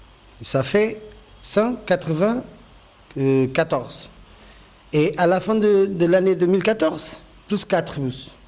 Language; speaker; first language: French; non-native, fluent; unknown